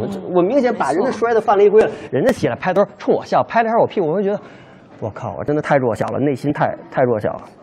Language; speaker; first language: Chinese; native; Chinese